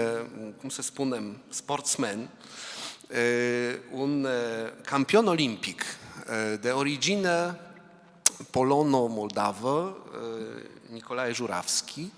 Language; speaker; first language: Romanian; non-native, fluent; Polish